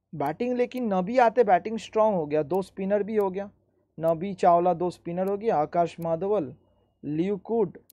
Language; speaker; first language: Hindi; non-native, local second language; Bangla